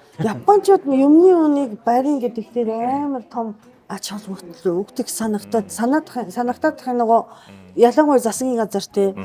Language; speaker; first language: Mongolian; non-native, fluent; Japanese